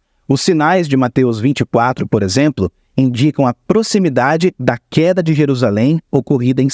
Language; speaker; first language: Portuguese; native; Portuguese